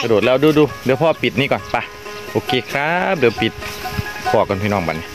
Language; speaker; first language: Thai; non-native, local second language; Northeastern Thai